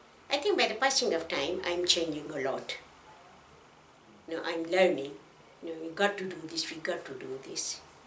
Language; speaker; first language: English; non-native, local second language; Pashto